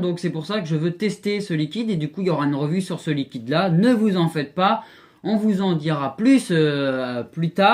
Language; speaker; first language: French; native; French